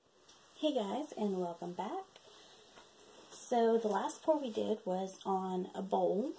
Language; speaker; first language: English; native; English